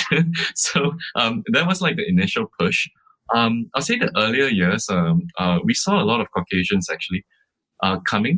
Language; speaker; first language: English; native; English